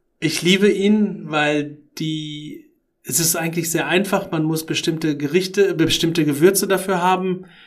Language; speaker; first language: German; early bilingual, other home language; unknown